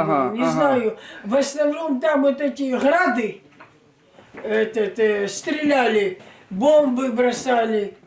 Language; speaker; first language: Russian; native; Russian